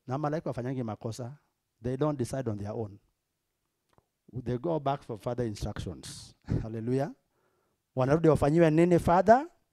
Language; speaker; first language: English; non-native, local second language; Swahili